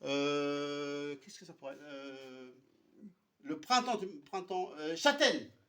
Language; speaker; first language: French; native; French